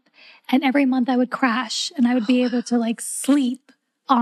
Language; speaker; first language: English; native; English